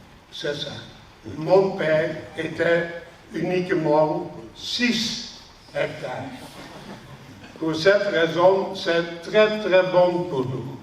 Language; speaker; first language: French; non-native, learner; Dutch